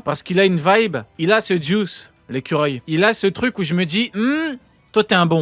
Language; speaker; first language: French; native; French